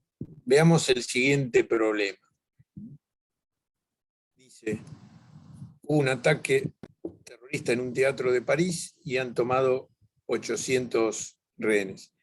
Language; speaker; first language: Spanish; native; Spanish